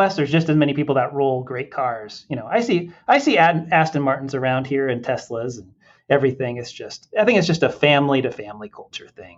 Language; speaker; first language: English; native; English